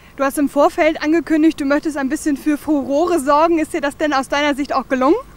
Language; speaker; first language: German; native; German